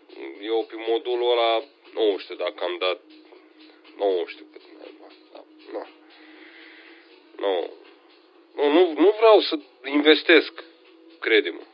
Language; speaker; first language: Romanian; native; Romanian